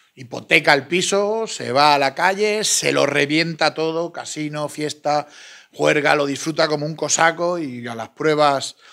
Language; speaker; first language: Spanish; native; Spanish